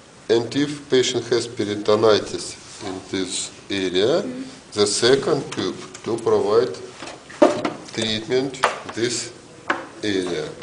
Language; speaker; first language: English; non-native, learner; Russian